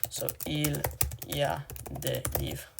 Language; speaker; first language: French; non-native, learner; English